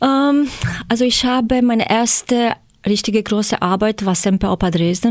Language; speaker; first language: German; non-native, fluent; Croatian